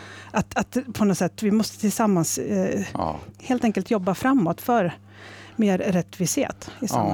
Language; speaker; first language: Swedish; native; Swedish